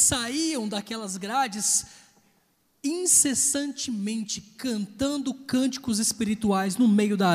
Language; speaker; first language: Portuguese; native; Portuguese